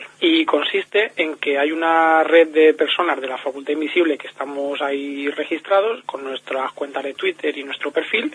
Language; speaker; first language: Spanish; native; Spanish